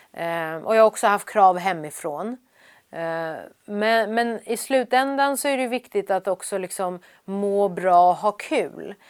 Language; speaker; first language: Swedish; early bilingual, other home language; Persian